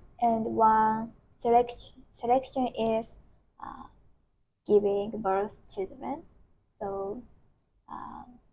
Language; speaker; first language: English; non-native, learner; Japanese